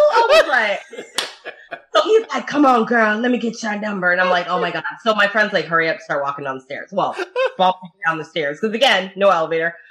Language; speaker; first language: English; early bilingual, other home language; Italian